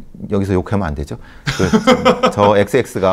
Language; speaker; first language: Korean; native; Korean